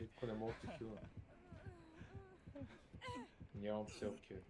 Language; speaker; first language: Bulgarian; native; Bulgarian